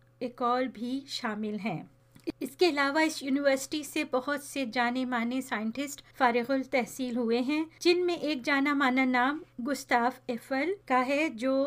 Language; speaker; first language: Urdu; native; Urdu